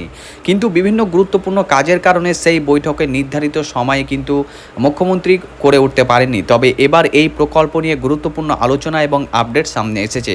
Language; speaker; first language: Bangla; native; Bangla